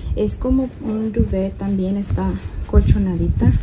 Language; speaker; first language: Spanish; early bilingual, heritage; Spanish